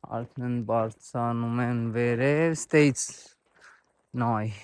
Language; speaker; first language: Armenian; non-native, learner; Hindi